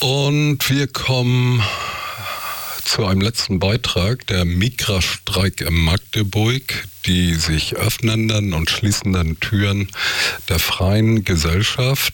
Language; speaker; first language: German; native; German